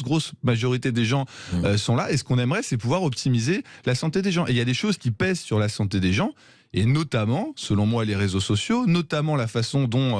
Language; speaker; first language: French; native; French